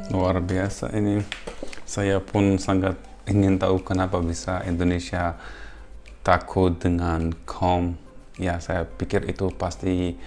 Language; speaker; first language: Indonesian; non-native, fluent; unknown